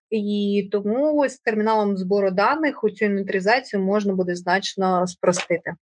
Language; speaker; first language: Ukrainian; non-native, local second language; Russian